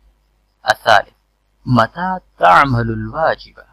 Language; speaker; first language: Arabic; non-native, fluent; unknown